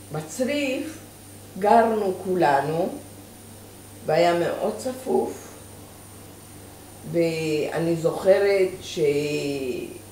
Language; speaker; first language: Hebrew; early bilingual, other home language; Persian